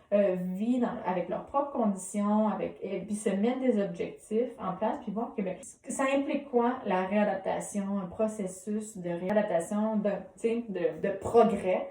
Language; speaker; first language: French; native; French